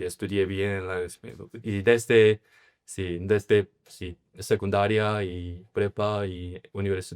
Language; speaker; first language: Spanish; non-native, learner; Korean